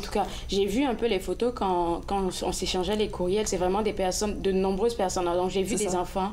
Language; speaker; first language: French; native; French